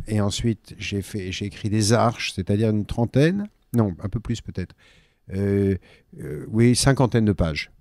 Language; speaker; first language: French; native; French